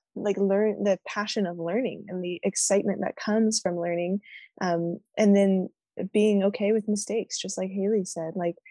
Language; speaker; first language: English; native; English